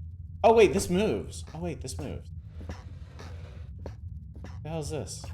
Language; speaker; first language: English; native; English